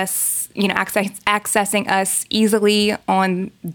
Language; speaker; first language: English; native; English